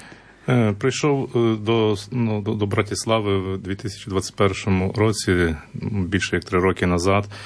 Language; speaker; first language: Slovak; non-native, learner; Ukrainian